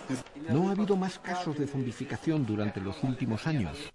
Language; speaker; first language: Spanish; native; Spanish